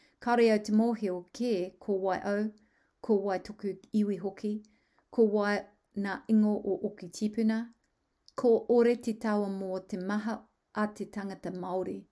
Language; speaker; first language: Māori; non-native, local second language; English